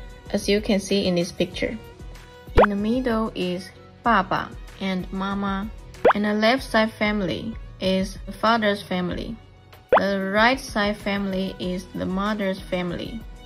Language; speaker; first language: English; non-native, fluent; Chinese